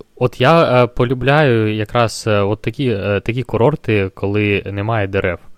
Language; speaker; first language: Ukrainian; non-native, local second language; Russian